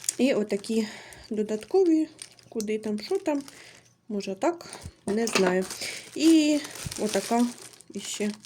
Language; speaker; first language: Ukrainian; non-native, local second language; Russian